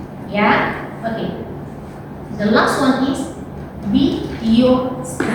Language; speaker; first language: English; non-native, fluent; Indonesian